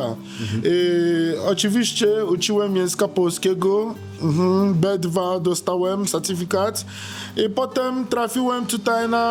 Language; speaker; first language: Polish; non-native, learner; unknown